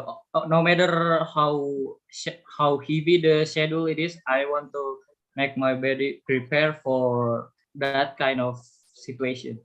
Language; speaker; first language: English; non-native, fluent; Indonesian